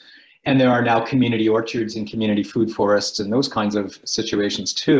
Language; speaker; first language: English; native; English